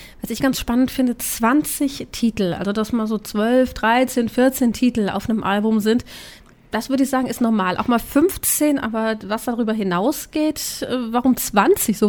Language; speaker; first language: German; native; German